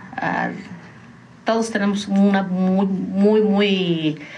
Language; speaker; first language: Spanish; native; Spanish